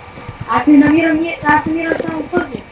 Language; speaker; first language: Bulgarian; native; Bulgarian